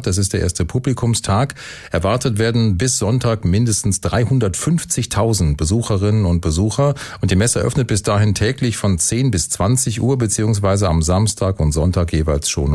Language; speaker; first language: German; native; German